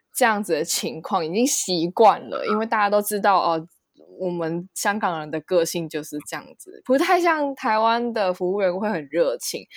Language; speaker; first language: Chinese; non-native, local second language; Cantonese